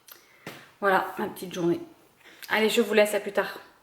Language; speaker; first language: French; native; French